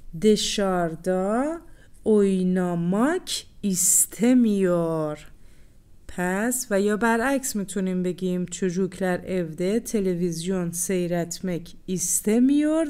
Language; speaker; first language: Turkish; non-native, fluent; Persian